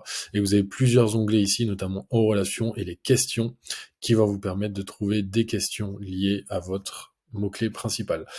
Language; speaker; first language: French; native; French